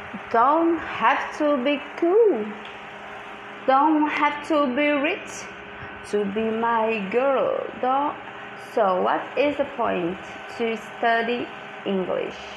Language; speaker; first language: English; non-native, fluent; Portuguese